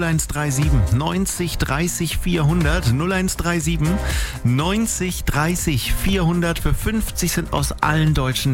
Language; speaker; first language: German; native; German